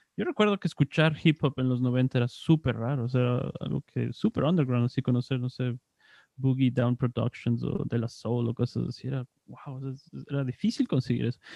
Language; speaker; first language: Spanish; native; Spanish